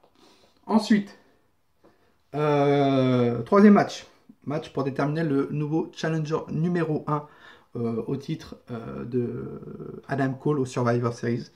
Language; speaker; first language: French; native; French